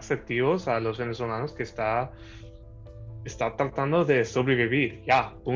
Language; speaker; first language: Spanish; early bilingual, heritage; Spanish